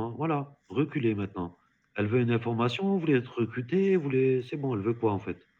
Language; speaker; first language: French; native; French